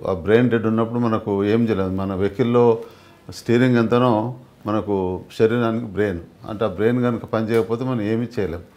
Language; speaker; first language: Telugu; native; Telugu